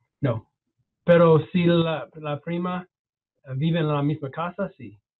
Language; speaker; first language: Spanish; non-native, learner; English